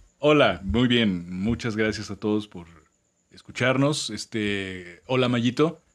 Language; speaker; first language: Spanish; native; Spanish